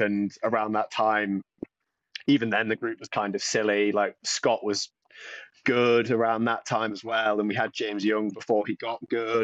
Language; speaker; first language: English; native; English